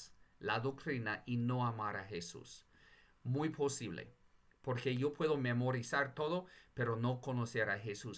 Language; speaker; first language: Spanish; non-native, fluent; English